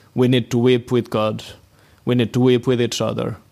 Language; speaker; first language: English; non-native, fluent; Portuguese